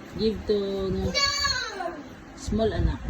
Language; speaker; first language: English; non-native, learner; Filipino